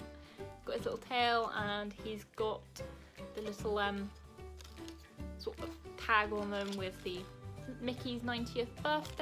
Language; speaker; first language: English; native; English